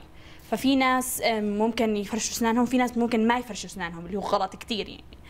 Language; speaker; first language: Arabic; native; Arabic